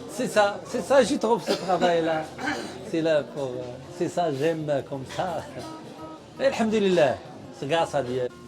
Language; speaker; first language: French; non-native, learner; Arabic